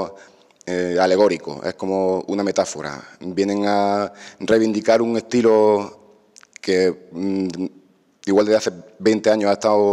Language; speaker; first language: Spanish; native; Spanish